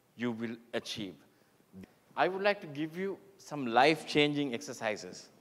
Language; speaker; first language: English; non-native, local second language; Sinhala